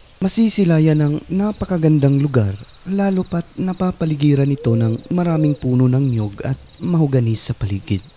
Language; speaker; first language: Filipino; non-native, local second language; Cebuano